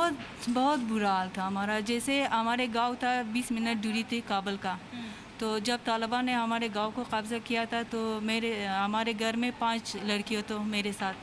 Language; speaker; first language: Hindi; non-native, learner; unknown